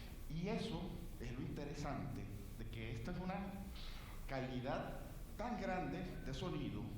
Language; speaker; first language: Spanish; native; Spanish